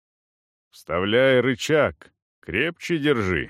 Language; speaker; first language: Russian; native; Russian